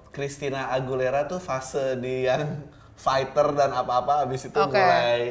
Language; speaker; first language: Indonesian; native; Indonesian